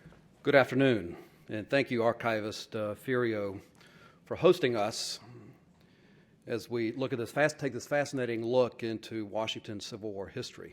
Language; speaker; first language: English; native; English